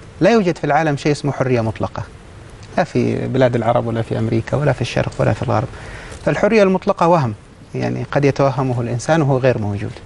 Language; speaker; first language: Arabic; native; Arabic